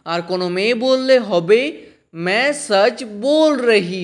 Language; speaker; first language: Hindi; non-native, fluent; Bangla